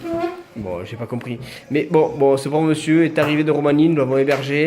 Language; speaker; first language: French; native; French